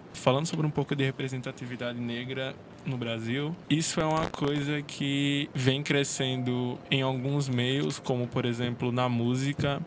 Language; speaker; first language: Portuguese; native; Portuguese